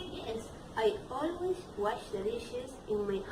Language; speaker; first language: English; non-native, learner; Spanish